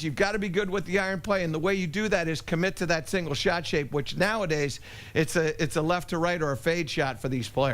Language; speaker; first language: English; native; English